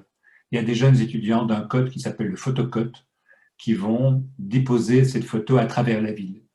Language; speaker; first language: French; native; French